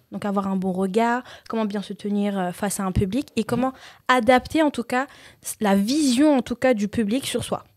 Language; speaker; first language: French; early bilingual, other home language; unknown